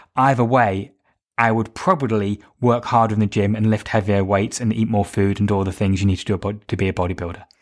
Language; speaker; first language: English; native; English